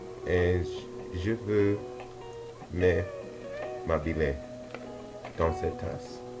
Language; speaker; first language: French; non-native, learner; English